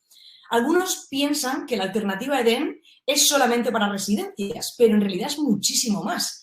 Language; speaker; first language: Spanish; native; Spanish